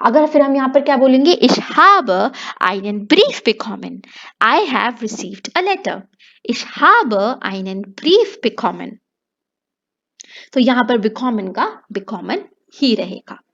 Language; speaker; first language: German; non-native, fluent; Hindi